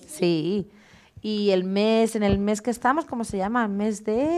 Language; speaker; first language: Spanish; native; Spanish